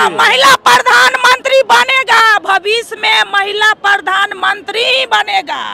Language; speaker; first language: Hindi; native; Hindi